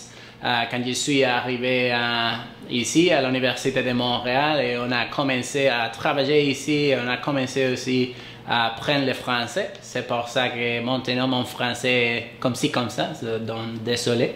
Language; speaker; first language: French; non-native, learner; Spanish